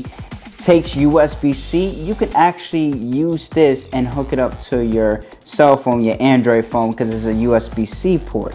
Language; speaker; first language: English; native; English